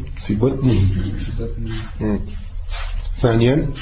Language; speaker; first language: Arabic; non-native, learner; French